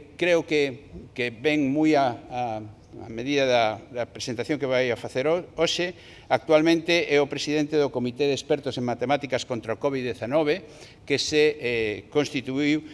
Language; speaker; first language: Galician; non-native, local second language; Spanish